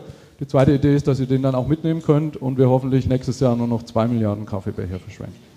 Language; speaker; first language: German; native; German